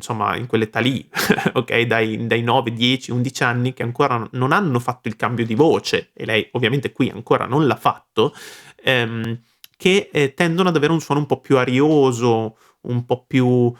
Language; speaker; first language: Italian; native; Italian